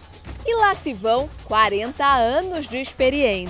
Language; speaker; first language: Portuguese; native; Portuguese